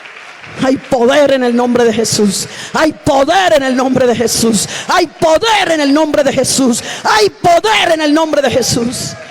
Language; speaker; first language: Spanish; native; Spanish